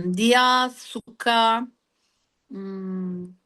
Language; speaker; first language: Indonesian; non-native, learner; Turkish